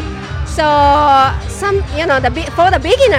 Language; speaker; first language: English; non-native, learner; Japanese